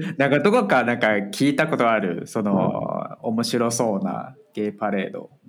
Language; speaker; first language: Japanese; non-native, fluent; Chinese